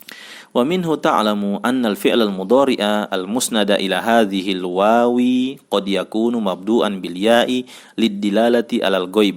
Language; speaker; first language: Arabic; non-native, fluent; Indonesian